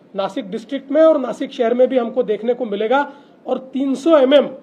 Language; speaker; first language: Hindi; non-native, local second language; Marathi